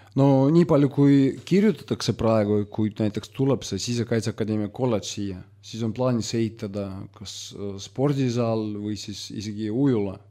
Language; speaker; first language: Estonian; non-native, local second language; Russian